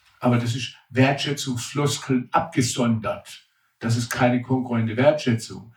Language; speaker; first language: German; native; German